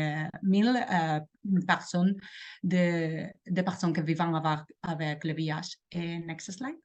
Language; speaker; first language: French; non-native, learner; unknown